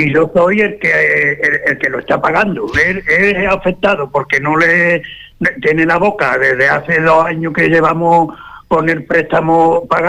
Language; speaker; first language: Spanish; native; Spanish